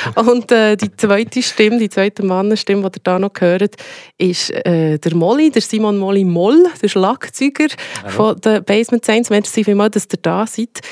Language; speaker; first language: German; native; German